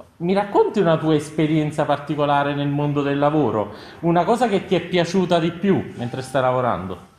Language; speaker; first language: Italian; native; Italian